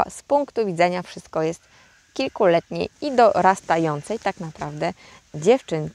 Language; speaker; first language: Polish; native; Polish